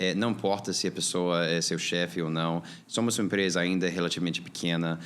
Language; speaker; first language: Portuguese; non-native, fluent; English